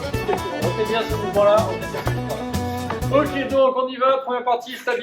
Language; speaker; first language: French; native; French